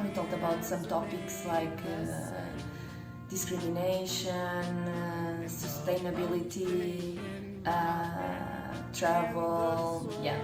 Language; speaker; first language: English; non-native, fluent; Portuguese